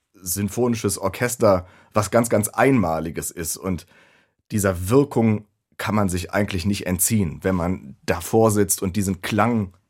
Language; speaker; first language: German; native; German